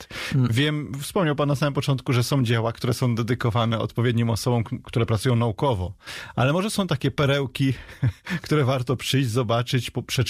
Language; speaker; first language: Polish; native; Polish